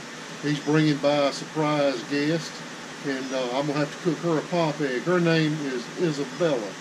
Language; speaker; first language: English; native; English